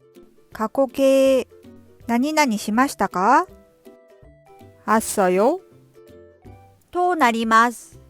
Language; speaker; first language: Japanese; non-native, fluent; Korean